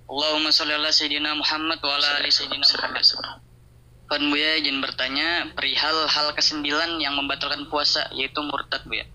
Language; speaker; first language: Indonesian; native; Indonesian